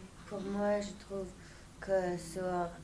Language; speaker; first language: French; non-native, fluent; English